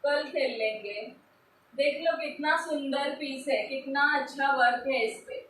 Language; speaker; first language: Hindi; non-native, local second language; Marathi